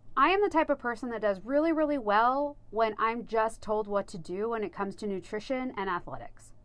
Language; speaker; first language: English; native; English